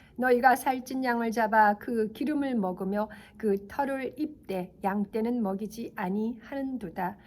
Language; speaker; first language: Korean; native; Korean